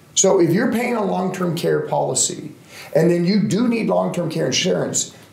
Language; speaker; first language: English; native; English